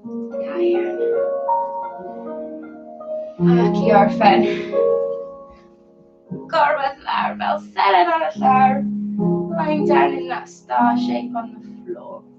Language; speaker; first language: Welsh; non-native, local second language; English